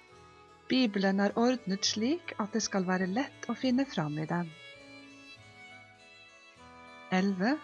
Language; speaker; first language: Norwegian; non-native, fluent; Polish